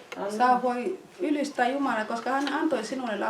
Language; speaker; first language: Finnish; non-native, fluent; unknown